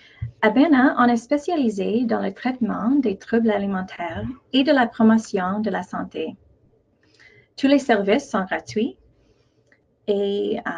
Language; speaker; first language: French; non-native, local second language; English